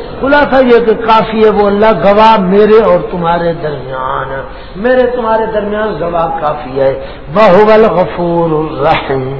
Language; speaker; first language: Urdu; non-native, local second language; Punjabi